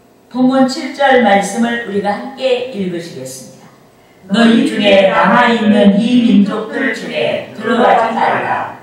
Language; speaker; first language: Korean; native; Korean